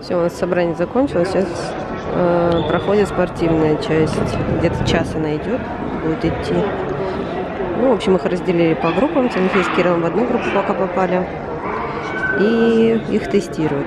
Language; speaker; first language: Russian; native; Russian